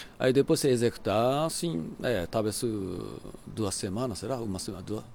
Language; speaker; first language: Portuguese; non-native, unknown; Japanese